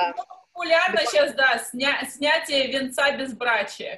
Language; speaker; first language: Russian; native; Russian